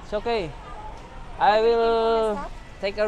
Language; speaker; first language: English; non-native, local second language; Filipino